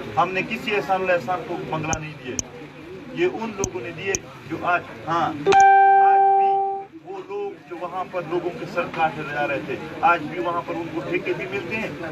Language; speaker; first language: Urdu; non-native, local second language; Pashto